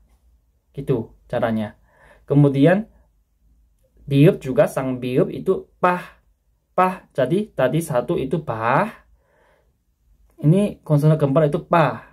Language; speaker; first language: Indonesian; non-native, fluent; Korean